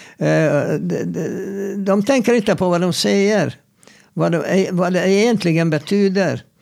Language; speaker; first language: Swedish; non-native, fluent; Hungarian